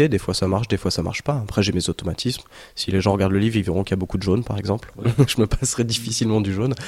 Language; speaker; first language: French; native; French